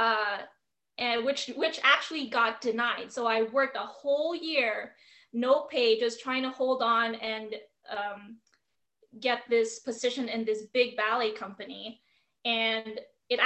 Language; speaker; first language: English; non-native, local second language; Filipino